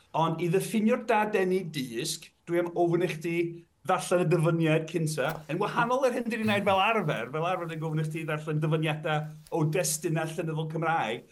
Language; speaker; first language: Welsh; non-native, fluent; English